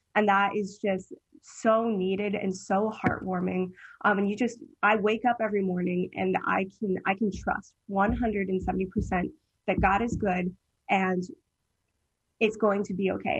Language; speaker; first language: English; early bilingual, heritage; English